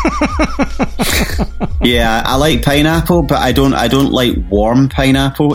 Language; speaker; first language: English; native; English